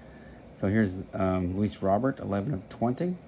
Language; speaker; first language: English; native; English